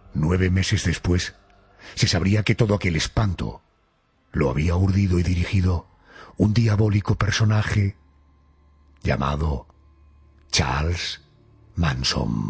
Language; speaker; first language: Spanish; native; Spanish